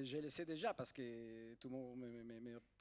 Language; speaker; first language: French; non-native, fluent; Spanish